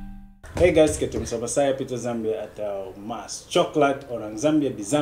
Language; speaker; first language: Indonesian; non-native, fluent; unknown